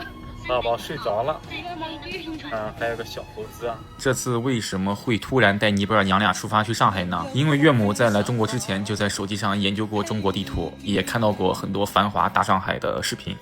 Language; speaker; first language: Chinese; native; Chinese